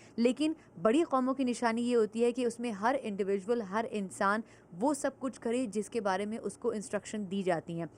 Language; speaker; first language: Urdu; native; Urdu